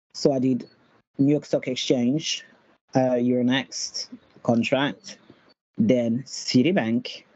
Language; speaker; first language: English; non-native, fluent; French